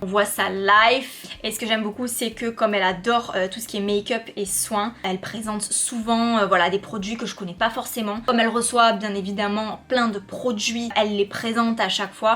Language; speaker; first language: French; native; French